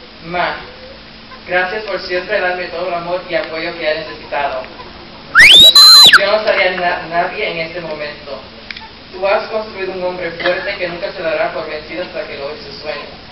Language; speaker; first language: Spanish; early bilingual, heritage; Spanish